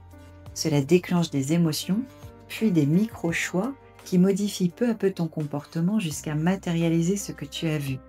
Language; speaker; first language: French; native; French